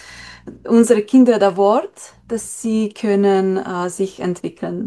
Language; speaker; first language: German; non-native, learner; Slovenian